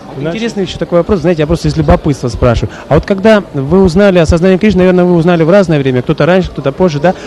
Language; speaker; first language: Russian; native; Russian